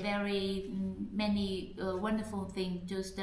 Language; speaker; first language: English; non-native, learner; Vietnamese